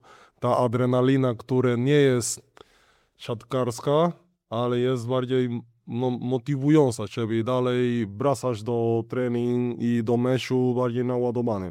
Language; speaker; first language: Polish; non-native, learner; Spanish